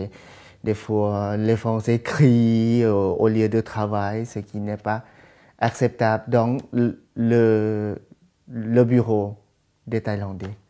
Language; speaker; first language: French; non-native, fluent; Thai